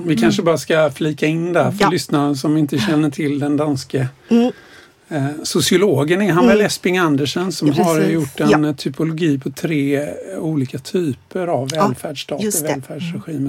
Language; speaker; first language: Swedish; native; Swedish